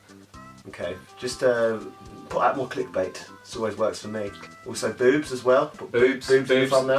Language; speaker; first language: English; native; English